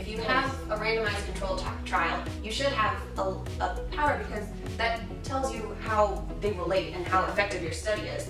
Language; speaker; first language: English; native; English